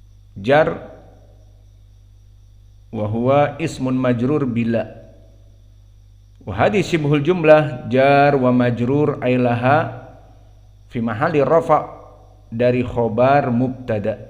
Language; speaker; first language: Arabic; non-native, fluent; Indonesian